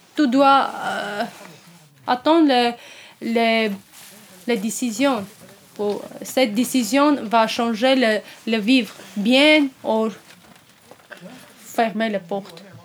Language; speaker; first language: French; non-native, learner; Armenian